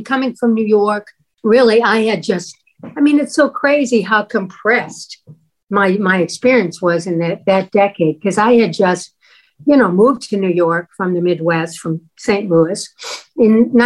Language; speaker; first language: English; native; English